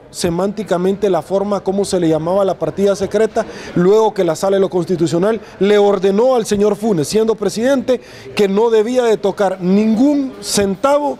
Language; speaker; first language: Spanish; native; Spanish